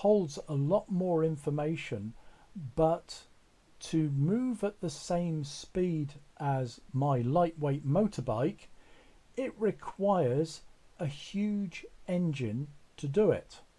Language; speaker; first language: English; native; English